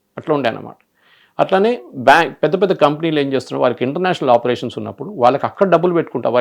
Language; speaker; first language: Telugu; non-native, local second language; Malayalam